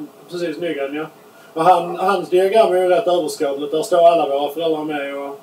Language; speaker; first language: Swedish; native; Swedish